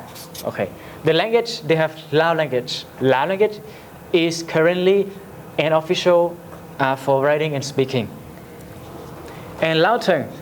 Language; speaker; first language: English; non-native, learner; Lao